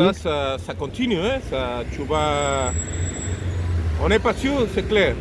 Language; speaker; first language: French; non-native, learner; Spanish